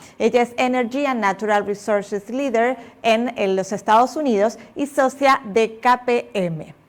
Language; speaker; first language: Spanish; native; Spanish